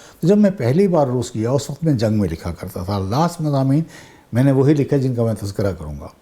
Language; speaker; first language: Urdu; non-native, local second language; Saraiki